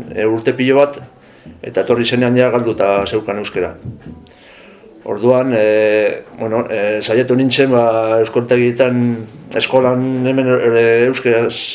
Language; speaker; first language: Basque; non-native, local second language; Spanish